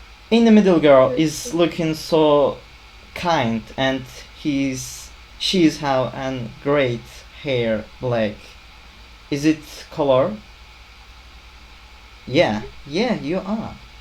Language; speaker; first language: English; non-native, learner; Turkish